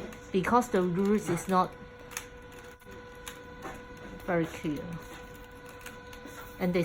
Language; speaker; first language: English; non-native, local second language; Cantonese